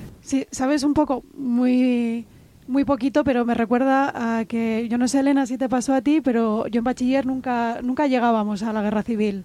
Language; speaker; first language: Spanish; native; Spanish